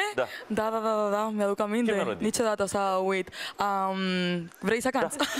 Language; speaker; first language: Romanian; non-native, learner; Spanish